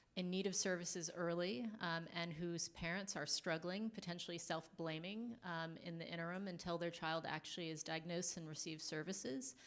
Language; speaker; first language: English; native; English